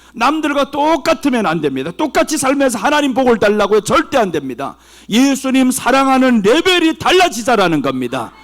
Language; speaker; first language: Korean; early bilingual, heritage; Korean